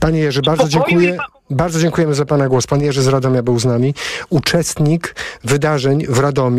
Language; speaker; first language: Polish; native; Polish